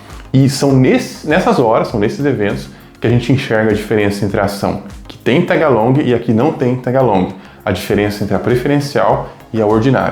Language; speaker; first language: Portuguese; native; Portuguese